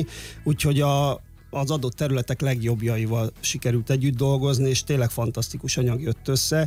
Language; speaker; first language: Hungarian; native; Hungarian